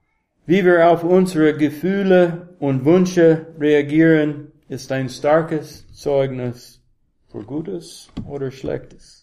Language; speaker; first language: German; non-native, learner; English